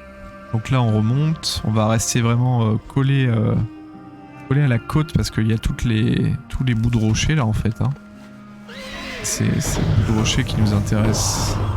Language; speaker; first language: French; native; French